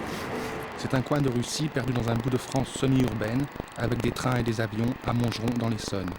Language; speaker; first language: French; native; French